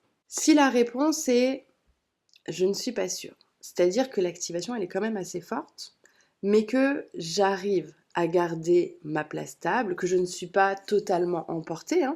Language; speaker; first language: French; native; French